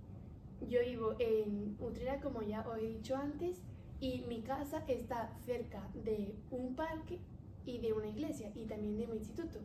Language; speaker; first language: Spanish; native; Spanish